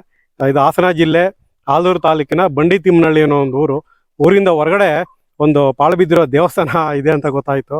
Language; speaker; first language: Kannada; native; Kannada